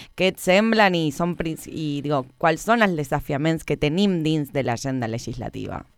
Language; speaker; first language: Catalan; non-native, fluent; Spanish